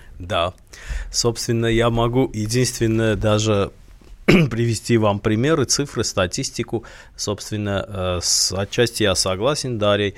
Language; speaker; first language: Russian; non-native, local second language; Armenian